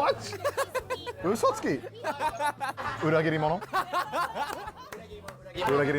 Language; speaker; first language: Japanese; non-native, learner; English